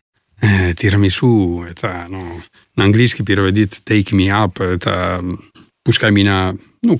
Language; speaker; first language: Russian; non-native, learner; Italian